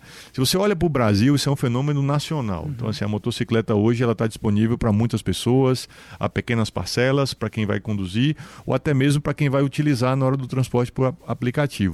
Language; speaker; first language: Portuguese; native; Portuguese